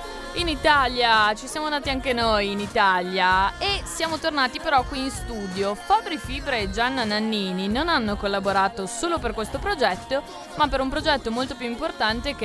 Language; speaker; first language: Italian; native; Italian